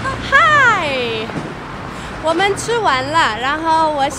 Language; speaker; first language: Chinese; non-native, fluent; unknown